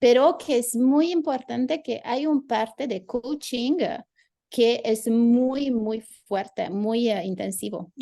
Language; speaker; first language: Spanish; non-native, fluent; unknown